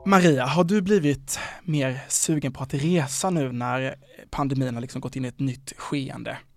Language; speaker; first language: Swedish; native; Swedish